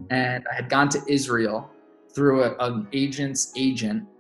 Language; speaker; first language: English; native; English